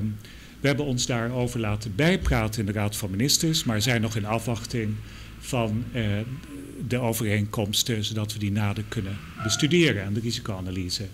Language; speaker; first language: Dutch; native; Dutch